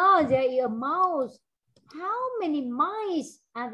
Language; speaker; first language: English; non-native, fluent; Vietnamese